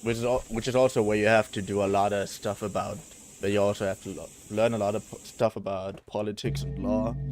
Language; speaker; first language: English; non-native, fluent; German